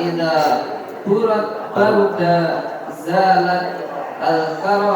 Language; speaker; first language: Arabic; non-native, learner; Indonesian